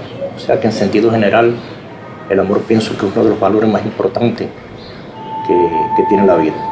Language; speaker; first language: Spanish; native; Spanish